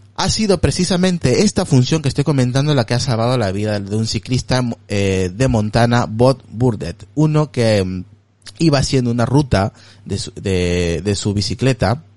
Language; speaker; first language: Spanish; native; Spanish